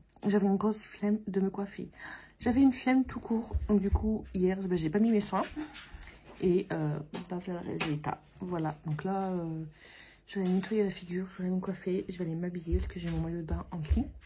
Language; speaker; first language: French; native; French